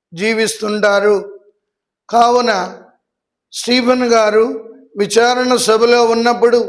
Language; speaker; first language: Telugu; native; Telugu